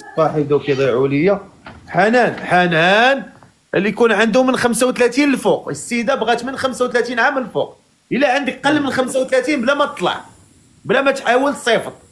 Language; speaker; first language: Arabic; native; Arabic